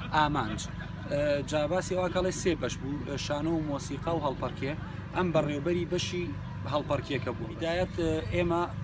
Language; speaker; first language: Central Kurdish; early bilingual, other home language; Kurdish